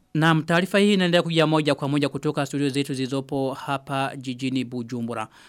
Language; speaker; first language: Swahili; non-native, local second language; Rundi